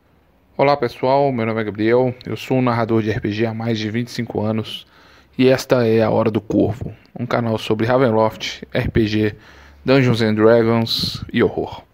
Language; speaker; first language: Portuguese; native; Portuguese